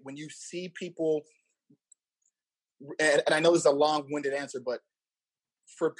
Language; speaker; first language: English; native; English